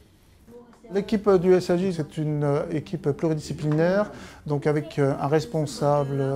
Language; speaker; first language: French; native; French